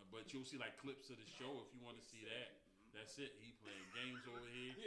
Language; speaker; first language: English; native; English